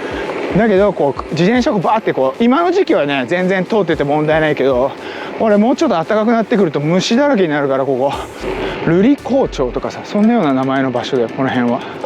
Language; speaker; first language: Japanese; native; Japanese